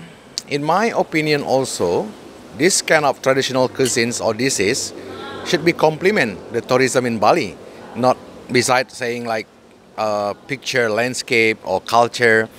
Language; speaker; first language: English; non-native, fluent; Balinese